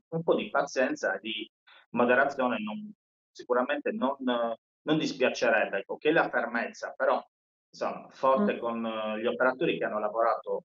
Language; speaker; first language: Italian; native; Italian